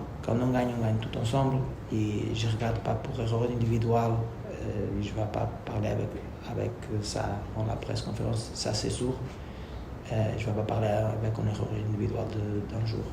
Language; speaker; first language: French; non-native, learner; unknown